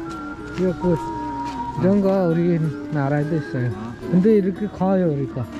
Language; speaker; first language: Korean; non-native, learner; Lao